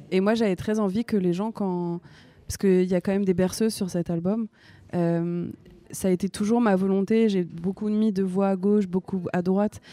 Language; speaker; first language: French; native; French